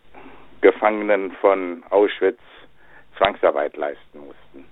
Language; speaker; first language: German; native; German